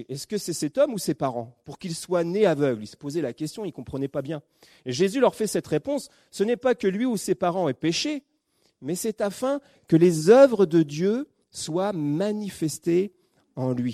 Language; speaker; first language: French; native; French